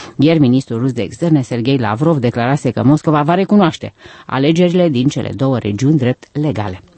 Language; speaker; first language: Romanian; native; Romanian